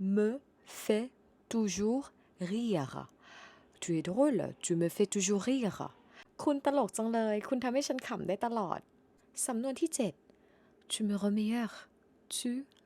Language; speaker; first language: Thai; native; Thai